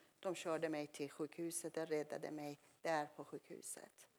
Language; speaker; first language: Swedish; non-native, fluent; Persian